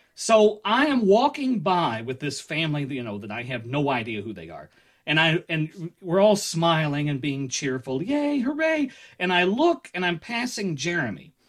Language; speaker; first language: English; native; English